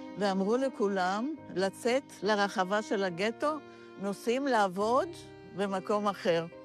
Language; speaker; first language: Hebrew; non-native, fluent; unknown